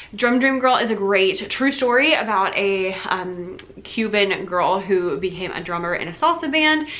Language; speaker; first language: English; native; English